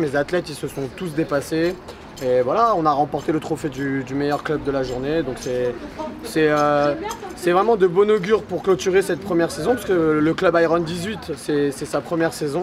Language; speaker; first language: French; native; French